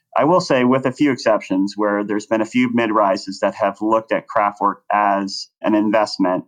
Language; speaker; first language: English; native; English